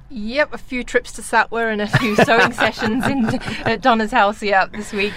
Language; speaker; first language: English; native; English